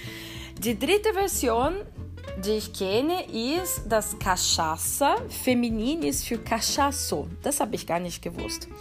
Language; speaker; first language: German; non-native, fluent; Portuguese